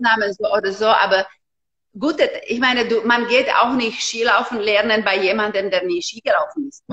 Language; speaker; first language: German; non-native, fluent; Slovak